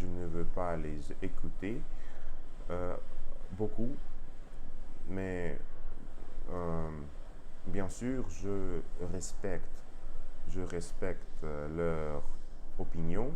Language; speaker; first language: French; non-native, learner; Russian